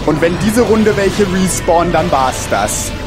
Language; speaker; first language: German; native; German